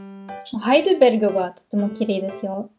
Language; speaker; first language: Japanese; non-native, learner; German